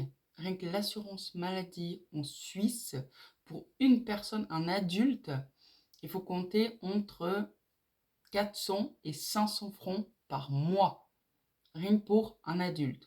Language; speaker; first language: French; native; French